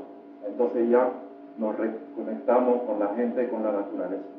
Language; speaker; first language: Spanish; non-native, fluent; French